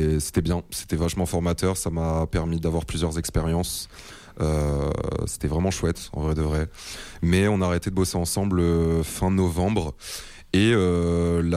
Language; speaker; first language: French; native; French